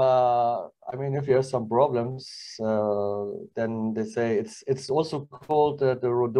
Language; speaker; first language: English; non-native, learner; German